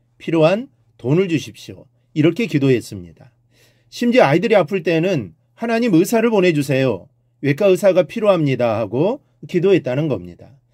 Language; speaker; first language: Korean; native; Korean